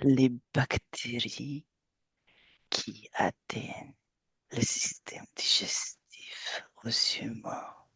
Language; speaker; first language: French; non-native, fluent; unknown